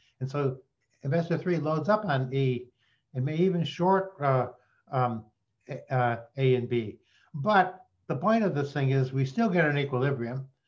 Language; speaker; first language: English; native; English